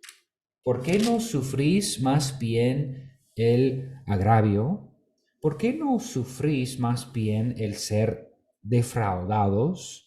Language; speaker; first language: Spanish; non-native, fluent; English